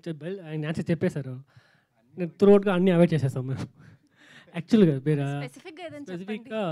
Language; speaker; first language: Telugu; non-native, learner; Tamil